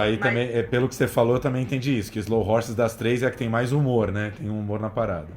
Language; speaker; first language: Portuguese; native; Portuguese